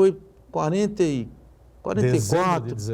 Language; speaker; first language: Portuguese; native; Portuguese